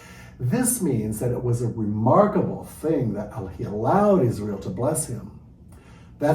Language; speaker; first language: English; native; English